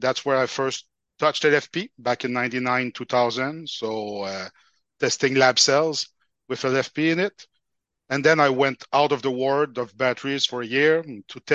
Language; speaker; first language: English; non-native, fluent; French